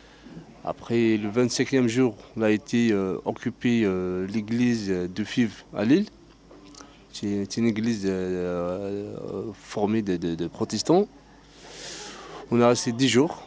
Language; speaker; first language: French; non-native, local second language; Arabic